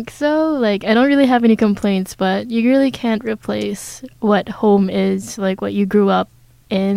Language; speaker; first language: English; non-native, local second language; Filipino